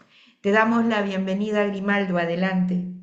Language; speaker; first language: Spanish; native; Spanish